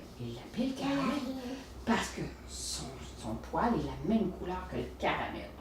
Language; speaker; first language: French; native; French